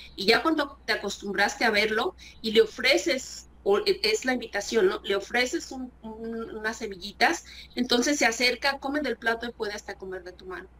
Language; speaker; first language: Spanish; native; Spanish